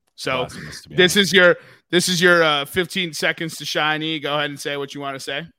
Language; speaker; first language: English; native; English